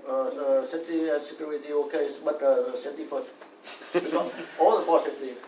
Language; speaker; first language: English; non-native, learner; Vietnamese